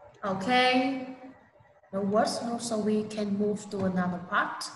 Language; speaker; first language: English; non-native, fluent; Vietnamese